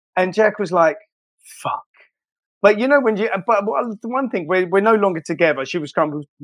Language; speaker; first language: English; native; English